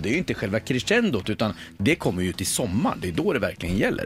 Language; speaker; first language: Swedish; native; Swedish